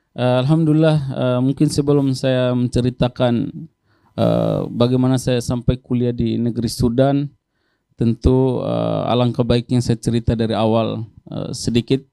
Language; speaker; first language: Indonesian; non-native, local second language; Tetum